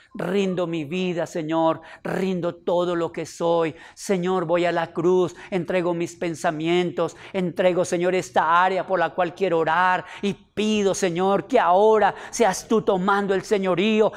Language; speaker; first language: Spanish; native; Spanish